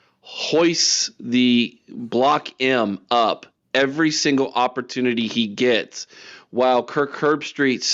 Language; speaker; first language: English; native; English